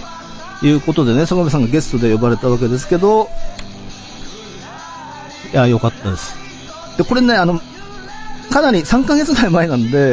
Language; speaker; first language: Japanese; native; Japanese